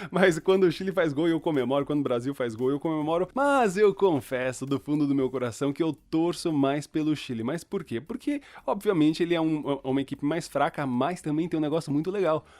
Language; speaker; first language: Portuguese; early bilingual, other home language; Spanish